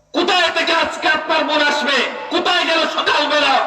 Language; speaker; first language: Bangla; non-native, local second language; Sylheti